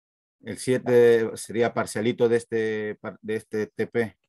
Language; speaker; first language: Spanish; native; Spanish